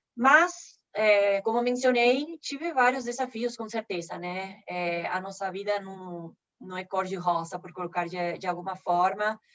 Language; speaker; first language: Portuguese; non-native, fluent; Spanish